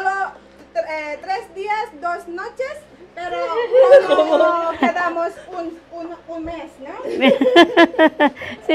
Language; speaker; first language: Spanish; non-native, learner; Indonesian